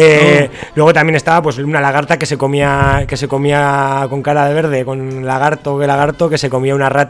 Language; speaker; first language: Spanish; native; Spanish